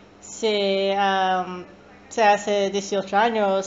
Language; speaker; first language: Spanish; non-native, learner; English